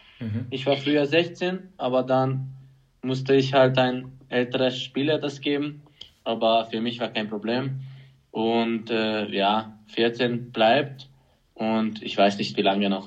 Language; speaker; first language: German; non-native, fluent; Hungarian